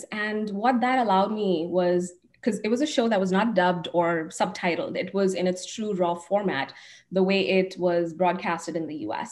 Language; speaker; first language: English; non-native, local second language; Hindi